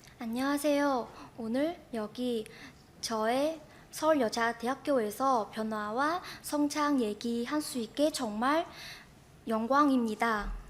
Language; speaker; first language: Korean; non-native, fluent; Vietnamese